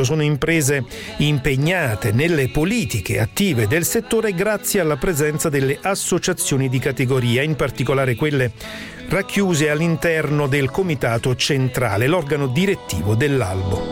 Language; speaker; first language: Italian; native; Italian